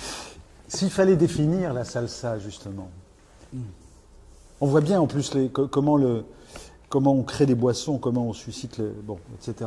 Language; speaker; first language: French; native; French